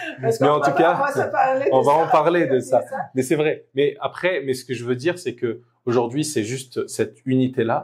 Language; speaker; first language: French; native; French